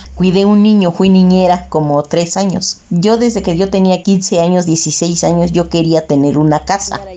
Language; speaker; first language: Spanish; early bilingual, other home language; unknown